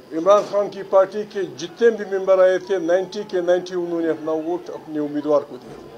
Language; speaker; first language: Urdu; non-native, local second language; Pashto